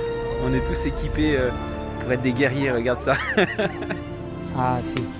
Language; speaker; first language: French; native; French